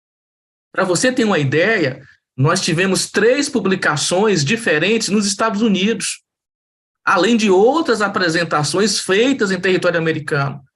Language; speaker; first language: Portuguese; native; Portuguese